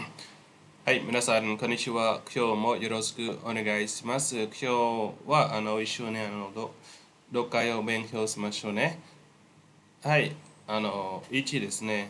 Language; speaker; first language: Japanese; non-native, fluent; Khmer